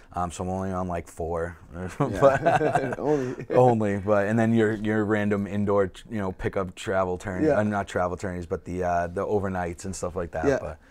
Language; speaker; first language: English; native; English